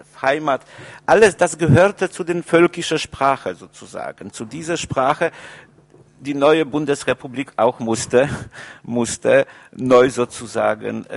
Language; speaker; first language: German; non-native, fluent; Polish